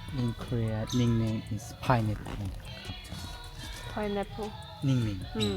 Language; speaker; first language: English; non-native, learner; Korean